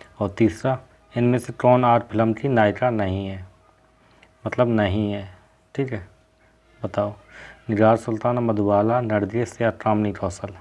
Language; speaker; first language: Hindi; native; Hindi